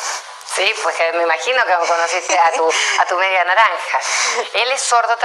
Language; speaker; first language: Spanish; native; Spanish